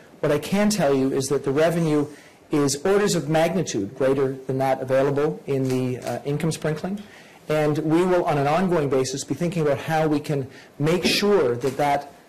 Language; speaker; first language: English; native; English